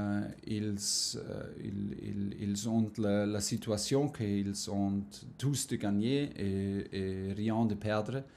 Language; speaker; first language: French; non-native, learner; German